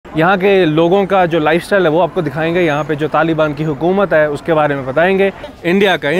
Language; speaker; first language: Hindi; native; Hindi